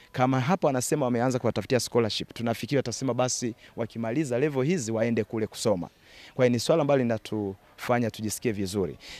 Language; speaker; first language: Swahili; native; Swahili